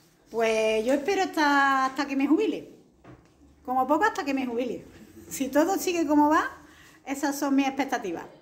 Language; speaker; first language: Spanish; native; Spanish